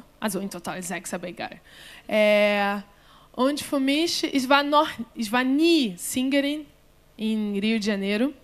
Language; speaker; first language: German; non-native, learner; Portuguese